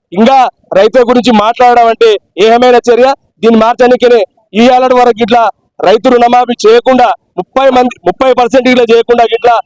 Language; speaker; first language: Telugu; native; Telugu